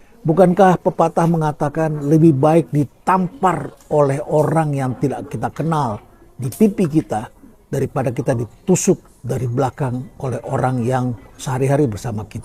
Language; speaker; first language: Indonesian; native; Indonesian